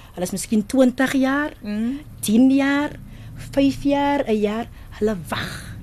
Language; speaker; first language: Afrikaans; native; Afrikaans